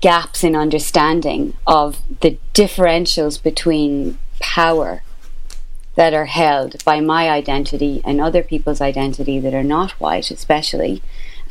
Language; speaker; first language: English; native; English